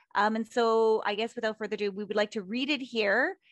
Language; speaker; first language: English; native; English